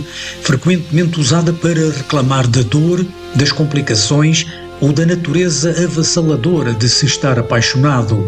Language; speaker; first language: Portuguese; native; Portuguese